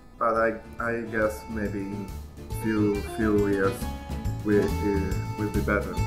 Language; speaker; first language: English; non-native, learner; Italian